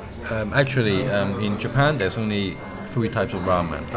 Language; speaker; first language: English; non-native, local second language; Cantonese